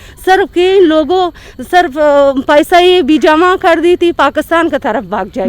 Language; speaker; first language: Hindi; non-native, learner; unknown